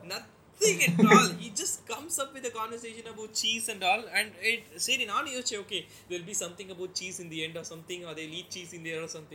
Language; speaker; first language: English; non-native, local second language; Tamil